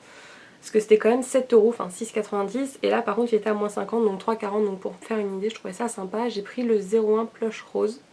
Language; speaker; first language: French; native; French